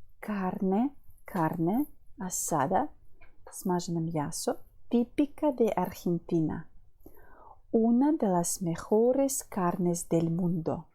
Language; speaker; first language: Spanish; non-native, fluent; Ukrainian